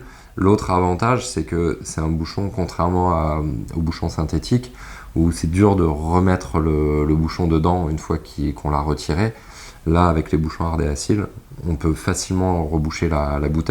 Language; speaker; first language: French; native; French